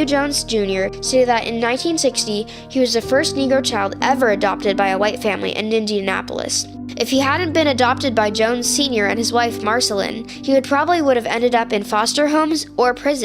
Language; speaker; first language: English; native; English